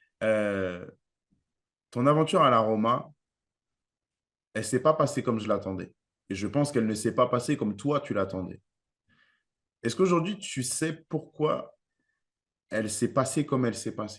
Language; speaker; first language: French; native; French